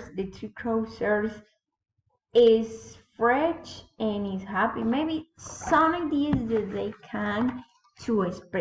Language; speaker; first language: English; non-native, learner; Spanish